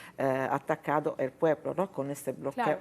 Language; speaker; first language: Spanish; non-native, fluent; Italian